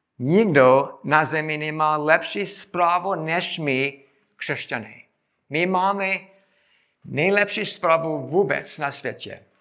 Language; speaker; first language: Czech; non-native, fluent; English